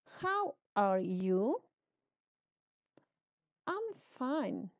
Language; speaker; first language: English; non-native, learner; Spanish